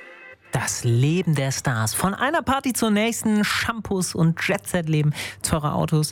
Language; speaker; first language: German; native; German